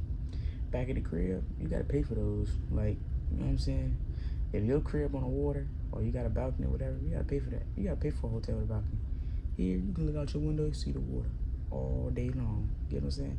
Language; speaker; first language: English; native; English